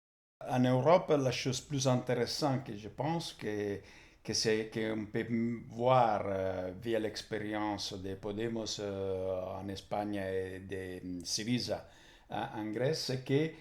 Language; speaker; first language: French; non-native, fluent; Italian